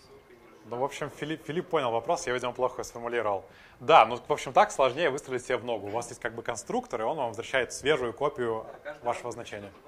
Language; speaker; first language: Russian; native; Russian